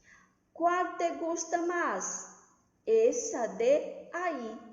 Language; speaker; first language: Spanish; non-native, fluent; Portuguese